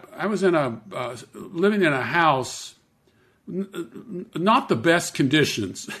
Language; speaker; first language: English; native; English